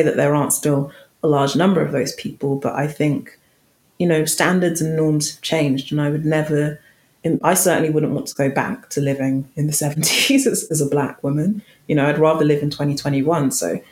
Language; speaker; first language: English; native; English